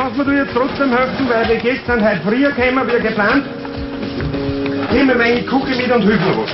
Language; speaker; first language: German; native; German